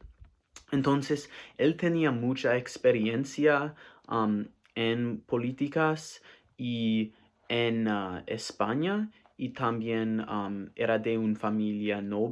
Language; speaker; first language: Spanish; non-native, learner; English